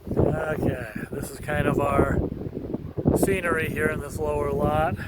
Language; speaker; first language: English; native; English